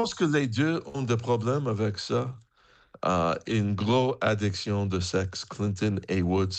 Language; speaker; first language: French; non-native, fluent; English